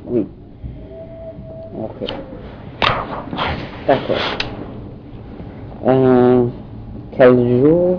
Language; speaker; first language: French; non-native, learner; English